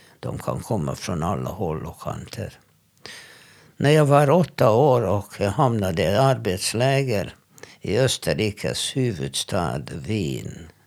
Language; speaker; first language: Swedish; non-native, fluent; Hungarian